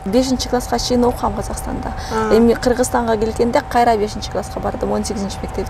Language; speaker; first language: Kyrgyz; early bilingual, other home language; Russian